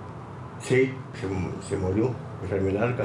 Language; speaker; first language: Spanish; non-native, learner; French